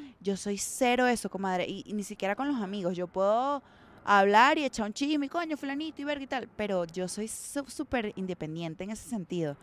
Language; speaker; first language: Spanish; native; Spanish